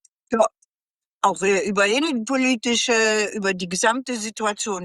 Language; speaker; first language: German; native; German